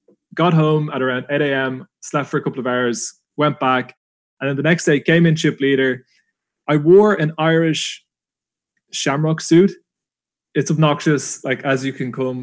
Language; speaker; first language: English; native; English